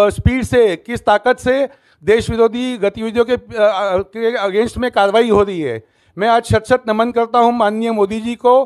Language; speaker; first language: Hindi; native; Hindi